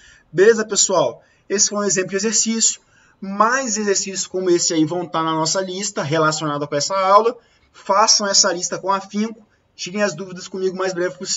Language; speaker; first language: Portuguese; native; Portuguese